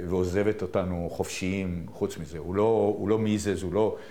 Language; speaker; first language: Hebrew; native; Hebrew